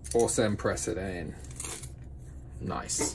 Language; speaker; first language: Swedish; non-native, fluent; English